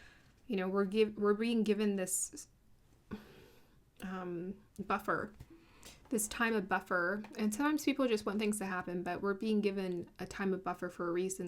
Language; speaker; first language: English; native; English